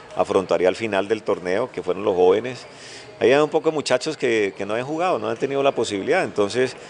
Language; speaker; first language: Spanish; native; Spanish